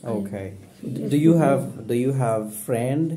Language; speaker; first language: English; non-native, fluent; Bangla